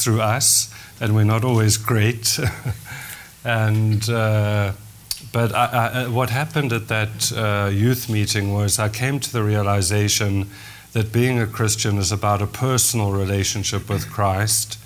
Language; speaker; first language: English; native; English